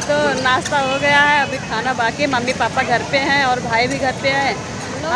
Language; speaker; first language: Hindi; native; Hindi